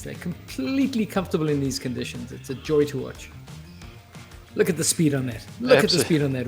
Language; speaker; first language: English; native; English